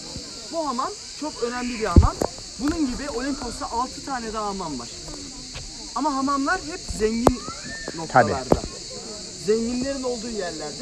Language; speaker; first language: Turkish; native; Turkish